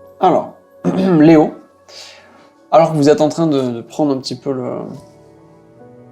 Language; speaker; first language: French; native; French